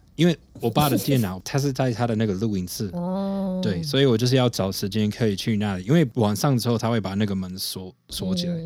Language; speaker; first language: Chinese; non-native, fluent; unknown